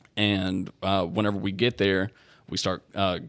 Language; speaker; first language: English; native; English